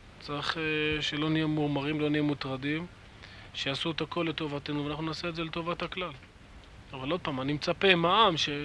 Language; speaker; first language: Hebrew; native; Hebrew